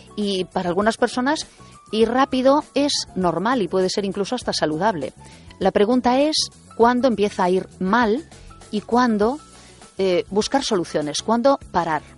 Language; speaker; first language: Spanish; native; Spanish